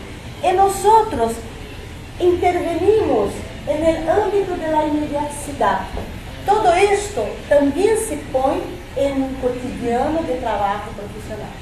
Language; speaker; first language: Spanish; non-native, fluent; Portuguese